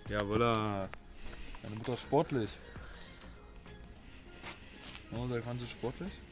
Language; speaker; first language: German; native; German